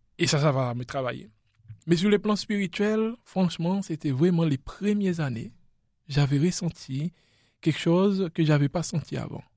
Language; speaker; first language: French; non-native, local second language; Seselwa Creole French